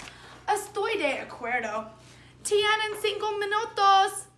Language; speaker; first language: Spanish; non-native, learner; English